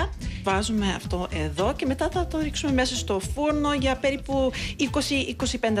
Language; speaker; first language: Greek; early bilingual, heritage; Greek